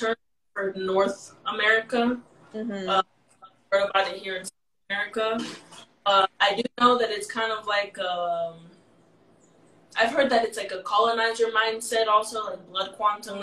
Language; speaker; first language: English; native; English